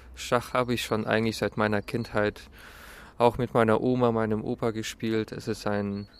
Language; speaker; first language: German; early bilingual, other home language; Russian